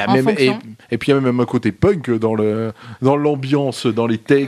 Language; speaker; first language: French; native; French